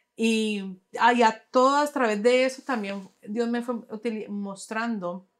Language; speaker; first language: Spanish; early bilingual, heritage; Spanish